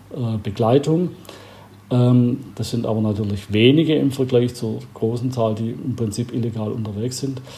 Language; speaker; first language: German; native; German